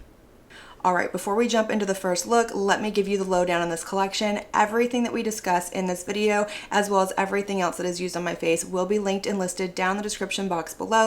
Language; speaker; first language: English; native; English